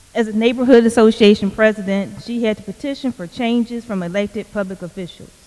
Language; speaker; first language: English; native; English